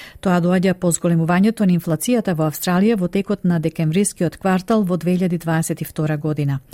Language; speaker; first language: Macedonian; native; Macedonian